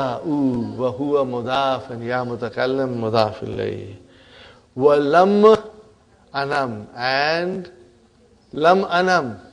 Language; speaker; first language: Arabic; non-native, fluent; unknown